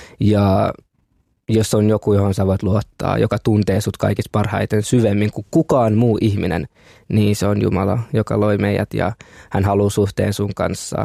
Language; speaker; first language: Finnish; early bilingual, other home language; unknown